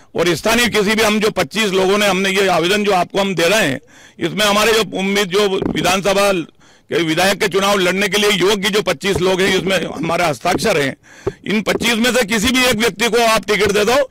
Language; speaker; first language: Hindi; native; Hindi